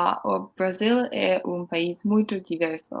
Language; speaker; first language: Portuguese; non-native, learner; English